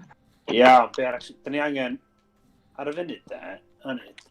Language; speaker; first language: Welsh; native; Welsh